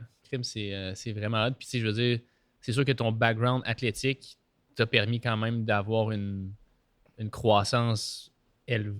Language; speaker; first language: French; native; French